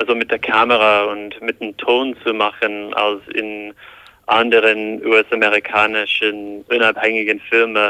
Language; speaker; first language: German; non-native, fluent; English